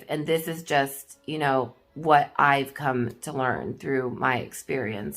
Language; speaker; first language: English; native; English